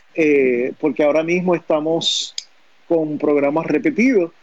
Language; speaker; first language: Spanish; native; Spanish